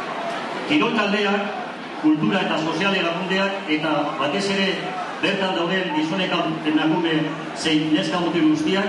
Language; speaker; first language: Basque; non-native, local second language; Spanish